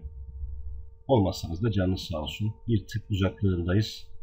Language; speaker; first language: Turkish; native; Turkish